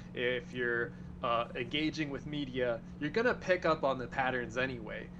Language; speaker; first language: English; early bilingual, other home language; Spanish